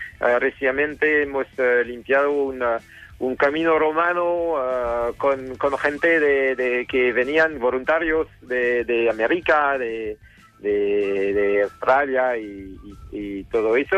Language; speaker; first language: Spanish; non-native, learner; French